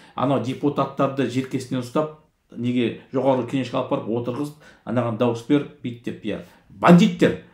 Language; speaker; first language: Kazakh; native; Kazakh